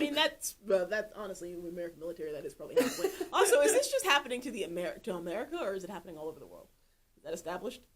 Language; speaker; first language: English; native; English